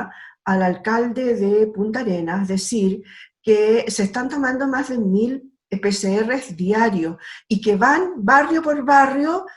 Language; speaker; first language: Spanish; native; Spanish